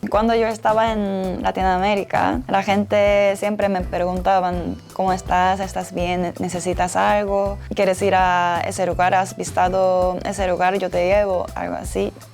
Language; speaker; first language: Spanish; non-native, fluent; Japanese